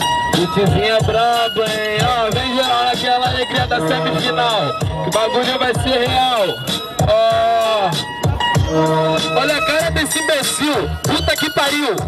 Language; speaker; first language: Portuguese; native; Portuguese